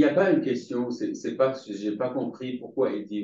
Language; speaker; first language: French; non-native, fluent; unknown